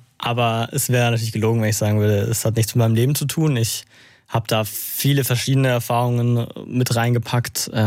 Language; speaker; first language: German; native; German